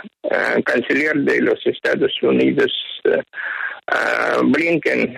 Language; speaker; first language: Spanish; non-native, fluent; Ukrainian